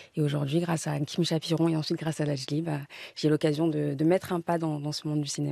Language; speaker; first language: French; native; French